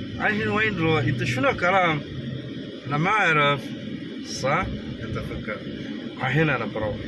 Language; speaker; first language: Arabic; non-native, learner; Tamil